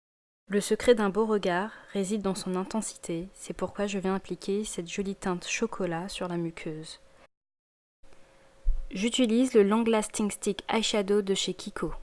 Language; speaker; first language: French; native; French